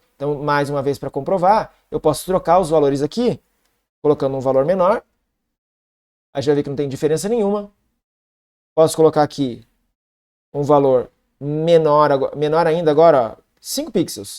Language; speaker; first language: Portuguese; native; Portuguese